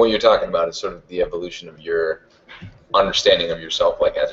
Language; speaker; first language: English; native; English